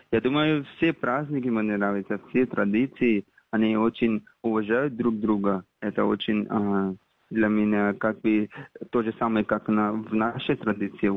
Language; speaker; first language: Russian; non-native, fluent; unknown